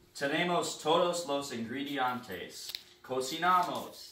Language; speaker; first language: Spanish; non-native, learner; English